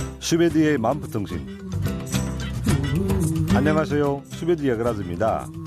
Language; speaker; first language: Korean; non-native, fluent; Nepali